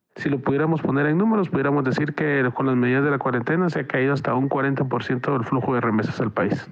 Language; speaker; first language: Spanish; native; Spanish